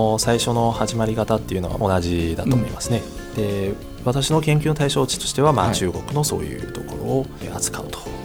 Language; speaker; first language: Japanese; early bilingual, other home language; Chinese